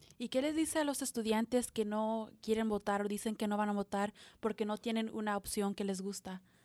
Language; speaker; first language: Spanish; early bilingual, heritage; Spanish